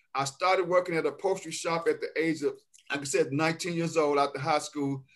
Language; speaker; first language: English; native; English